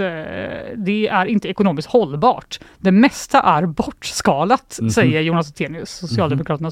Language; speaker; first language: Swedish; native; Swedish